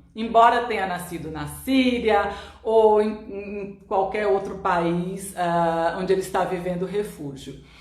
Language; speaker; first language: Portuguese; native; Portuguese